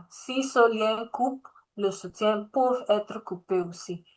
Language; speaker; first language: French; non-native, learner; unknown